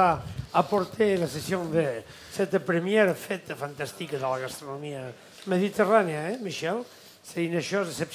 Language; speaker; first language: French; non-native, learner; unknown